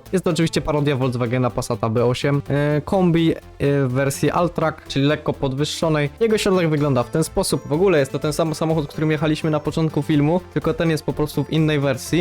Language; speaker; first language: Polish; native; Polish